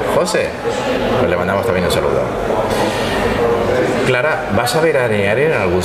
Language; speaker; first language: Spanish; native; Spanish